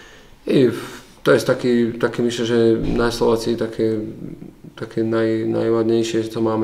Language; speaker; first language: Polish; non-native, learner; Slovak